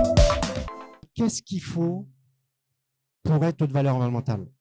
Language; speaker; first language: French; native; French